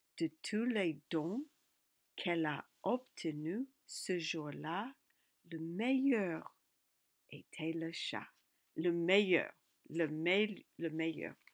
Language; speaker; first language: French; non-native, learner; English